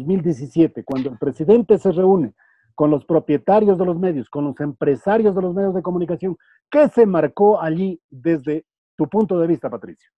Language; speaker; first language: Spanish; native; Spanish